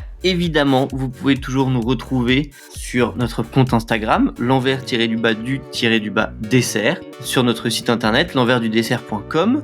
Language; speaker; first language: French; native; French